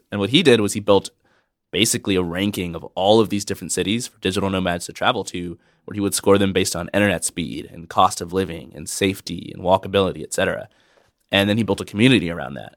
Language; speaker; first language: English; native; English